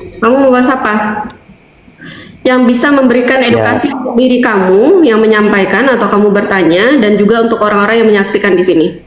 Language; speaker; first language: Indonesian; native; Indonesian